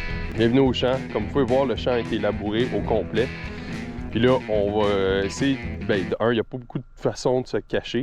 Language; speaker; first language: French; native; French